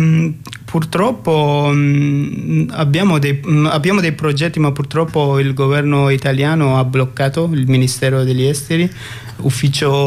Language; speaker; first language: Italian; non-native, fluent; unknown